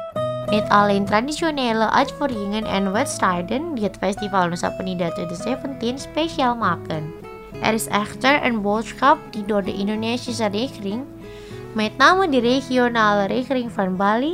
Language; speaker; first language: Dutch; non-native, fluent; Indonesian